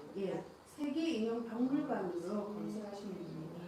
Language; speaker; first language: Korean; native; Korean